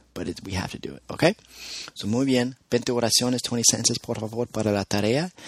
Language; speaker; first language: Spanish; non-native, fluent; English